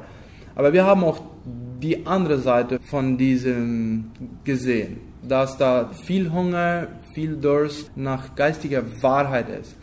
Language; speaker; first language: German; non-native, local second language; Low German